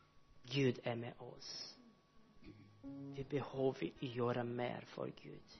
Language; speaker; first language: Swedish; non-native, learner; Portuguese